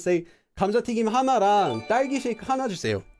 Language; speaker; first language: Korean; non-native, fluent; English